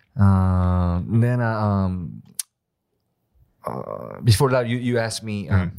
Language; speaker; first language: English; non-native, learner; Korean